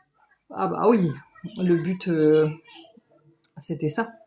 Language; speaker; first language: French; native; French